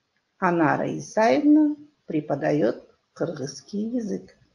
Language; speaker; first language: Russian; non-native, local second language; Kyrgyz